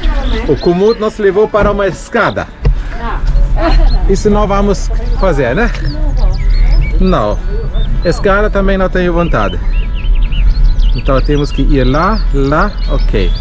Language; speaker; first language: Portuguese; non-native, fluent; German